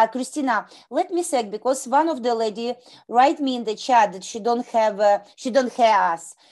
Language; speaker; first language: English; non-native, learner; Ukrainian